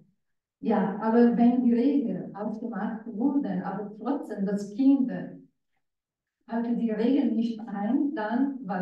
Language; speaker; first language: German; non-native, learner; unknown